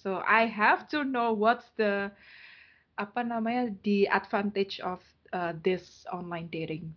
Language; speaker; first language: English; non-native, fluent; Indonesian